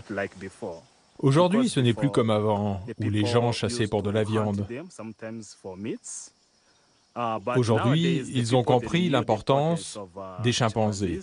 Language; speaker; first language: French; non-native, local second language; Kinyarwanda